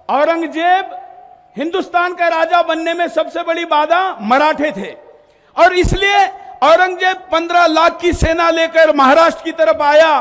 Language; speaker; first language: Hindi; non-native, local second language; Marathi